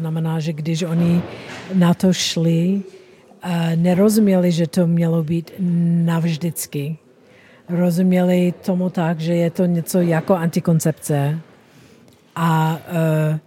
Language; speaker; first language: Czech; non-native, fluent; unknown